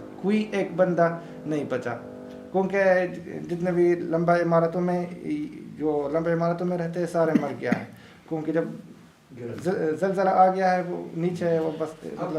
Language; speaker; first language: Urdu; non-native, learner; Arabic